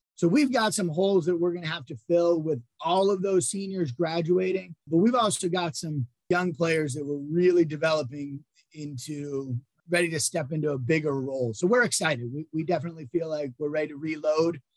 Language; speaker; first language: English; native; English